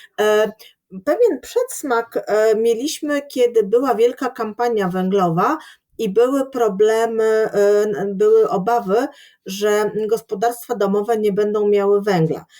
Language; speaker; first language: Polish; native; Polish